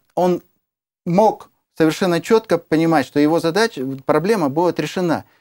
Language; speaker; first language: Russian; native; Russian